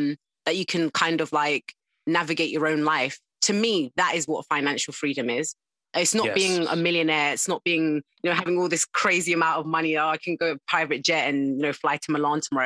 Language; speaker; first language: English; native; English